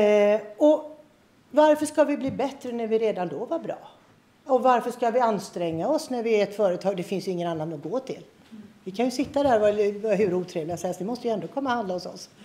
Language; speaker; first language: Swedish; native; Swedish